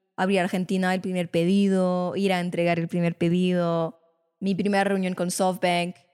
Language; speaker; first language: Spanish; non-native, fluent; French